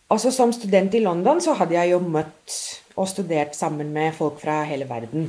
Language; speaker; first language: Norwegian; non-native, fluent; English